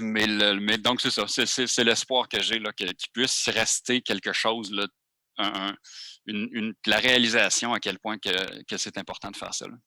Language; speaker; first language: French; native; French